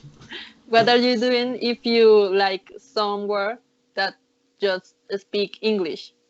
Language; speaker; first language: English; non-native, learner; Spanish